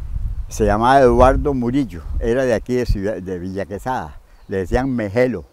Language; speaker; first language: Spanish; native; Spanish